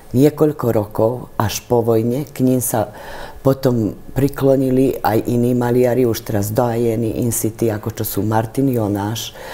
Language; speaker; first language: Slovak; native; Slovak